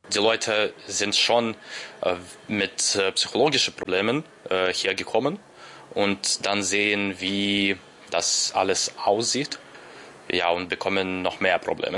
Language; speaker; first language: German; non-native, learner; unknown